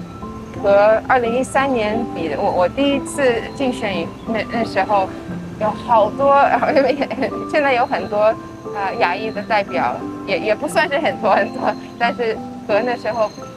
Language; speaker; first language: Chinese; early bilingual, heritage; Chinese